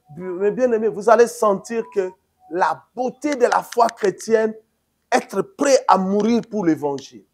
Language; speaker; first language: French; non-native, local second language; Lingala